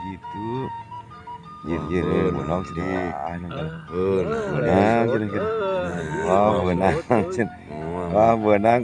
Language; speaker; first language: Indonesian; non-native, local second language; Sundanese